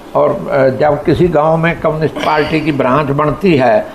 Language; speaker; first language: Hindi; non-native, local second language; Punjabi